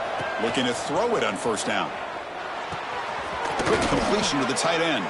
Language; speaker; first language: English; native; English